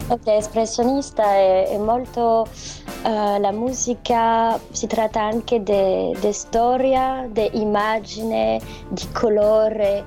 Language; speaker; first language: Italian; non-native, fluent; French